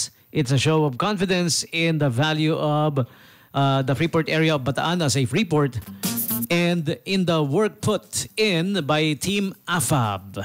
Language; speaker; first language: English; non-native, local second language; Filipino